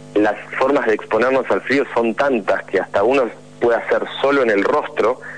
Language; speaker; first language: Spanish; native; Spanish